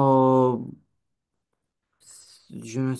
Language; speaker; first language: French; non-native, learner; Romanian